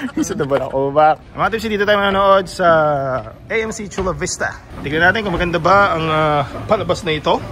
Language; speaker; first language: Filipino; native; Filipino